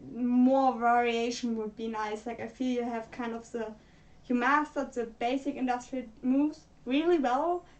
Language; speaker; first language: English; non-native, fluent; German